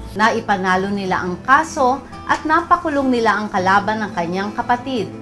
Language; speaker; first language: Filipino; native; Filipino